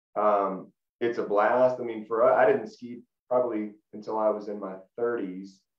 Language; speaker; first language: English; native; English